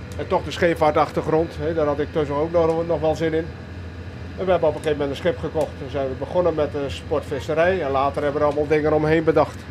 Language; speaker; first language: Dutch; native; Dutch